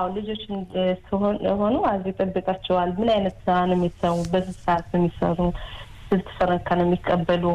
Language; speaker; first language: Amharic; early bilingual, heritage; Hebrew